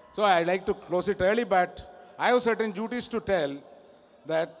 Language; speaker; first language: English; non-native, local second language; Telugu